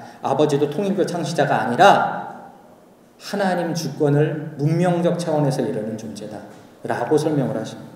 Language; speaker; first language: Korean; native; Korean